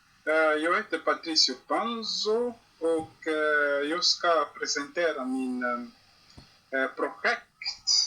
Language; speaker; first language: Swedish; non-native, learner; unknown